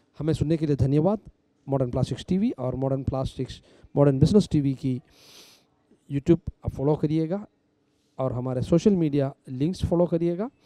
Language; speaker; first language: Hindi; non-native, local second language; Malayalam